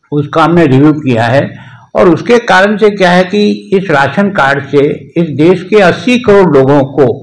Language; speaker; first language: Hindi; native; Hindi